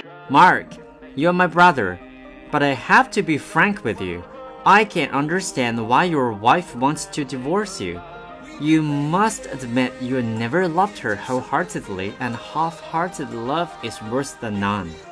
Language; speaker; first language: English; non-native, fluent; Chinese